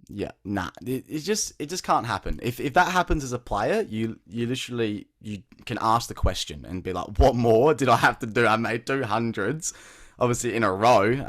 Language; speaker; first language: English; native; English